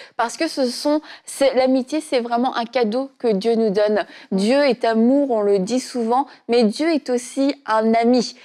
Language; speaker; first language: French; native; French